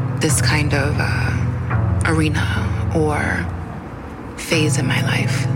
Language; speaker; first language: English; native; English